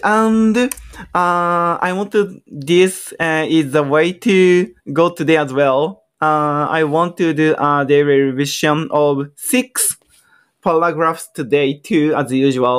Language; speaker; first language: English; non-native, learner; Japanese